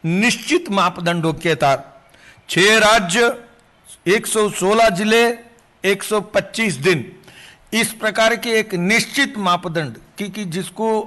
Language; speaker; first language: Hindi; non-native, local second language; Telugu